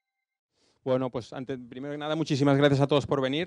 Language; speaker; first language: Spanish; native; Spanish